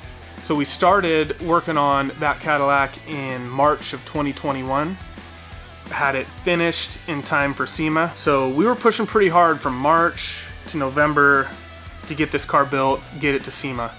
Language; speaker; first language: English; native; English